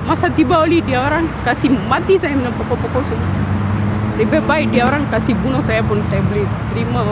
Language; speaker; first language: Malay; non-native, local second language; Tamil